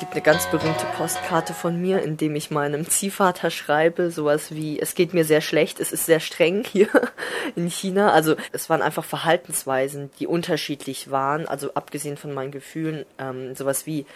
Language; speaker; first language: German; native; German